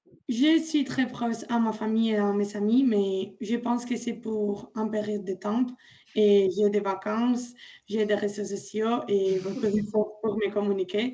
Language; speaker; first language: French; non-native, learner; Spanish